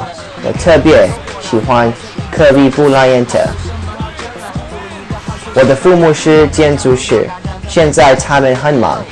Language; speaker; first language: Chinese; non-native, learner; English